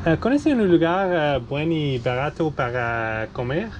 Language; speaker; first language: Spanish; non-native, learner; English